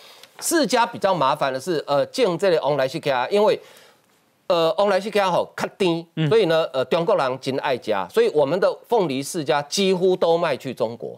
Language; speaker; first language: Chinese; native; Chinese